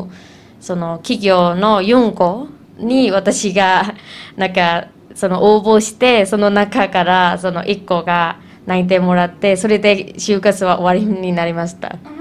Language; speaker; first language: Japanese; non-native, fluent; Burmese